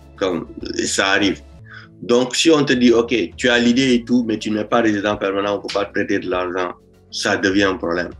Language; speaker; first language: French; non-native, local second language; Wolof